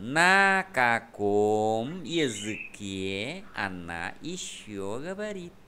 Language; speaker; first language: Russian; non-native, fluent; Vietnamese